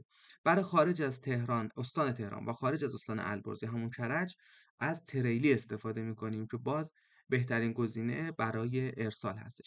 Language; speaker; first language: Persian; native; Persian